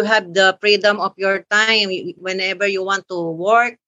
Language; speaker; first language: English; non-native, local second language; Filipino